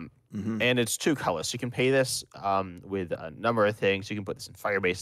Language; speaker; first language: English; native; English